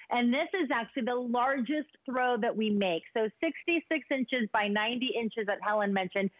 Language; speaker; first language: English; native; English